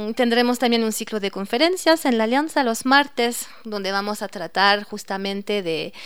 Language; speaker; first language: Spanish; non-native, fluent; French